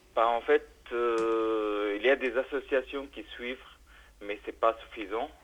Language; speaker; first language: French; non-native, learner; Arabic